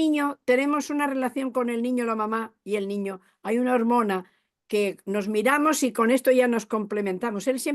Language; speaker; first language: Spanish; native; Spanish